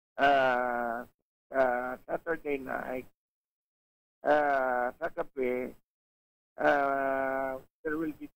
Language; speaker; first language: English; non-native, local second language; Hiligaynon